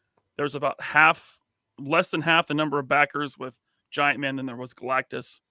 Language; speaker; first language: English; native; English